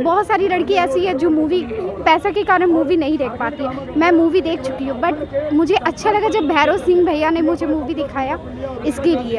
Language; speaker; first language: Hindi; native; Hindi